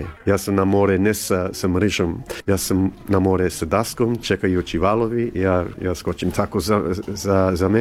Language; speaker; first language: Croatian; early bilingual, heritage; English